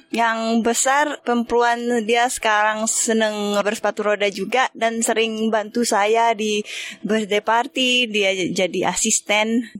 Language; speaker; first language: Indonesian; native; Indonesian